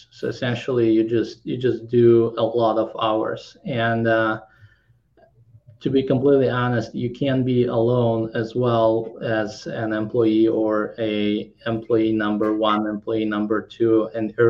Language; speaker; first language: English; non-native, fluent; Kazakh